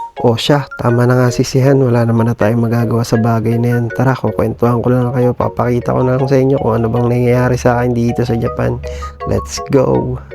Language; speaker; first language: Filipino; native; Filipino